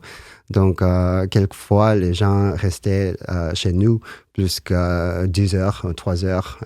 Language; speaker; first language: French; non-native, learner; Japanese